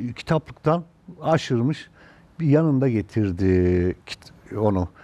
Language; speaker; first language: Turkish; native; Turkish